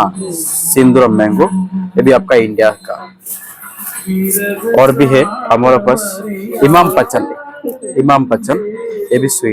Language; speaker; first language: Hindi; non-native, fluent; Malayalam